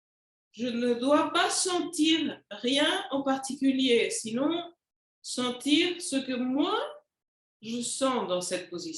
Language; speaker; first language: French; non-native, learner; Spanish